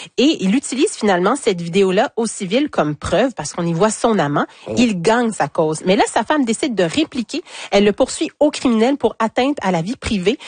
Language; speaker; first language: French; native; French